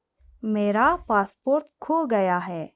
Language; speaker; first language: Hindi; non-native, fluent; Persian